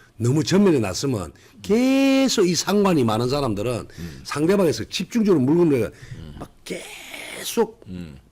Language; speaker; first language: Korean; native; Korean